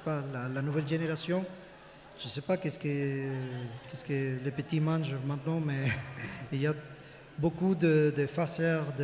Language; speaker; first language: French; non-native, fluent; Spanish